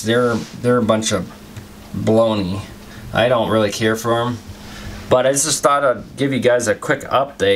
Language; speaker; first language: English; native; English